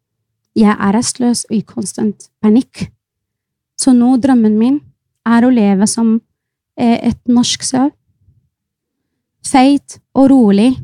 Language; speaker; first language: Norwegian; non-native, fluent; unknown